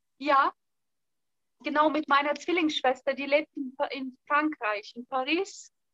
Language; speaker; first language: German; non-native, fluent; Bulgarian